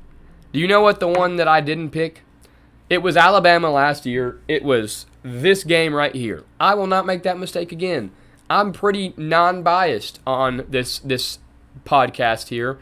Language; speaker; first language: English; native; English